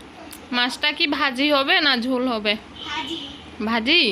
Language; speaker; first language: Bangla; native; Bangla